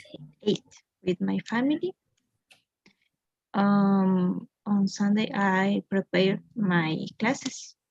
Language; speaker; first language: English; non-native, learner; Spanish